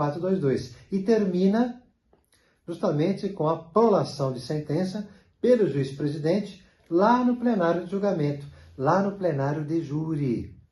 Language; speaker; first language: Portuguese; native; Portuguese